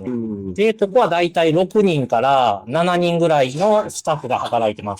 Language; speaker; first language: Japanese; native; Japanese